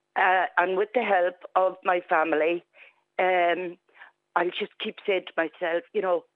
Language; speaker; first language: English; native; English